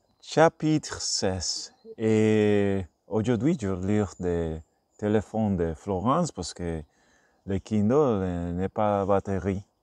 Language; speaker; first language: French; non-native, learner; Spanish